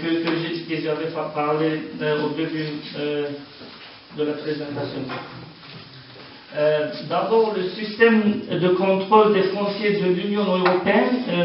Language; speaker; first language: French; non-native, learner; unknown